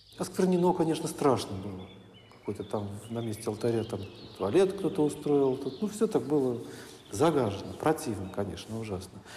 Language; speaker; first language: Russian; native; Russian